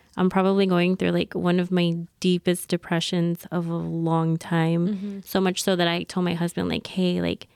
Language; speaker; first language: English; native; English